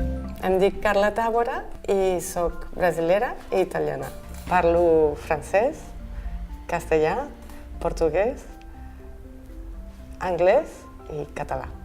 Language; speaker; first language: Catalan; non-native, fluent; Portuguese